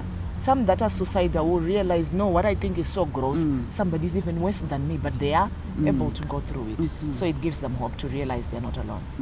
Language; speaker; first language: English; non-native, local second language; Shona